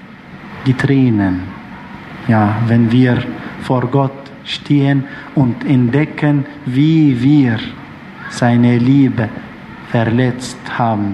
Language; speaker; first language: German; non-native, fluent; Arabic